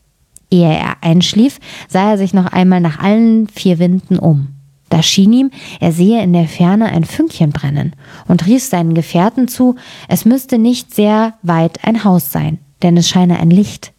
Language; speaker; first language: German; native; German